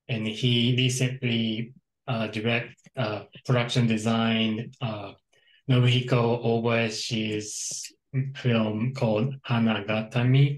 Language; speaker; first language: English; non-native, local second language; Japanese